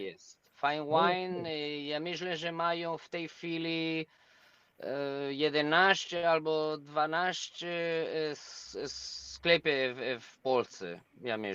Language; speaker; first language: Polish; non-native, learner; Spanish